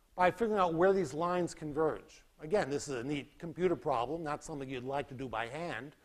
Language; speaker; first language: English; native; English